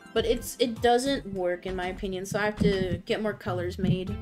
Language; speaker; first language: English; native; English